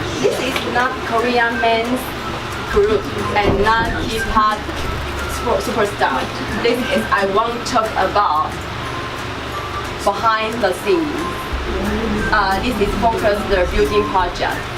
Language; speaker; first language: English; non-native, learner; Chinese